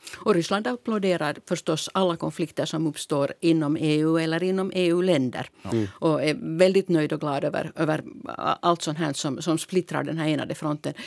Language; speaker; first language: Swedish; native; Swedish